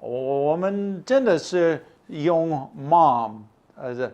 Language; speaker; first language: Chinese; non-native, fluent; English